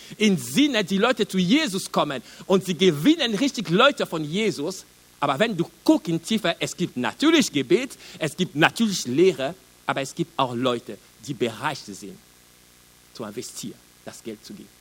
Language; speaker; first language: German; non-native, learner; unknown